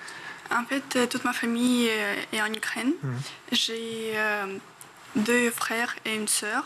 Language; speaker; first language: French; non-native, fluent; Ukrainian